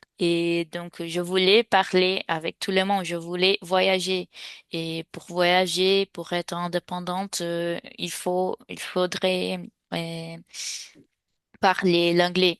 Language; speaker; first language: French; non-native, fluent; Portuguese